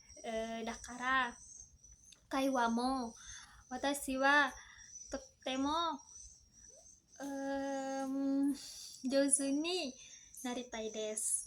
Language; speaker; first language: Japanese; non-native, learner; Indonesian